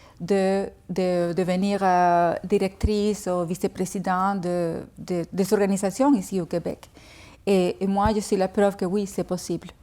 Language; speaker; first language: French; non-native, fluent; Spanish